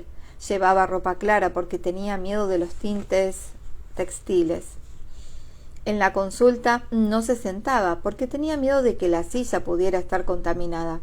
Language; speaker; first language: Spanish; native; Spanish